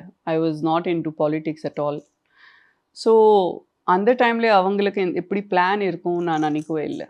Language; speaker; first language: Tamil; non-native, local second language; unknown